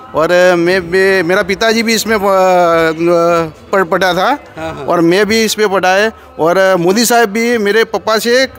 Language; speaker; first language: Hindi; non-native, local second language; Gujarati